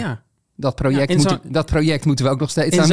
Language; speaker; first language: Dutch; native; Dutch